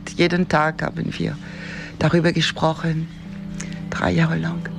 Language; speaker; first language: German; non-native, fluent; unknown